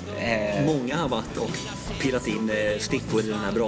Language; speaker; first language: Swedish; native; Swedish